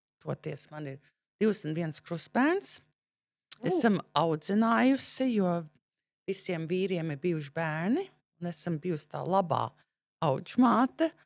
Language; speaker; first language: Latvian; early bilingual, heritage; Latvian